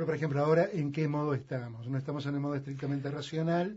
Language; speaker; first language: Spanish; native; Spanish